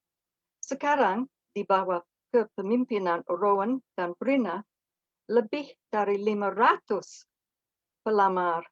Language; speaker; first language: Indonesian; non-native, fluent; English